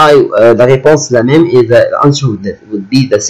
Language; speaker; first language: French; non-native, fluent; Arabic